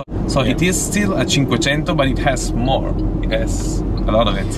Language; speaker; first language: English; non-native, fluent; Italian